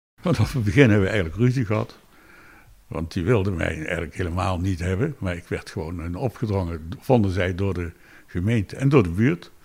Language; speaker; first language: Dutch; native; Dutch